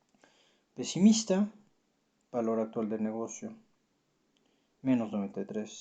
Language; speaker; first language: Spanish; native; Spanish